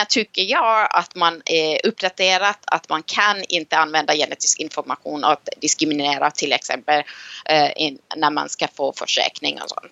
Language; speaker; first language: Swedish; non-native, local second language; Finnish